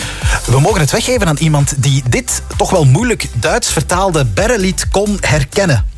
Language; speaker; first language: Dutch; native; Dutch